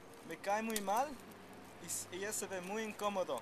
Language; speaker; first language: Spanish; non-native, learner; English